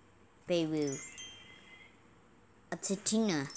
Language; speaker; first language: English; non-native, learner; Thai